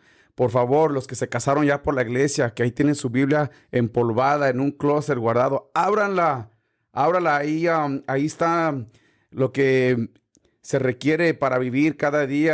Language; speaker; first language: Spanish; early bilingual, heritage; Spanish